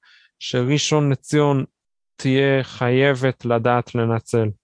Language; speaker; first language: Hebrew; native; Hebrew